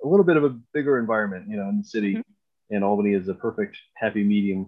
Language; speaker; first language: English; native; English